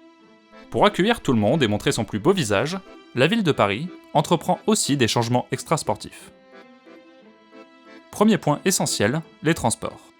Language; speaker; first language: French; native; French